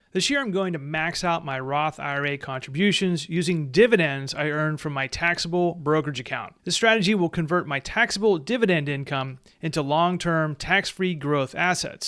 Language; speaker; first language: English; native; English